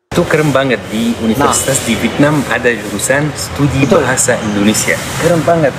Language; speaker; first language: Indonesian; native; Indonesian